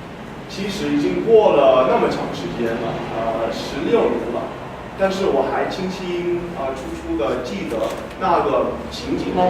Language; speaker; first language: Chinese; non-native, fluent; English